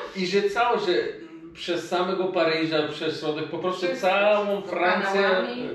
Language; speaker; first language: Polish; non-native, fluent; Macedonian